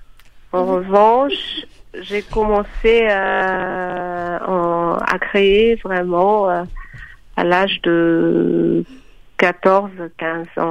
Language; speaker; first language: French; non-native, local second language; Malagasy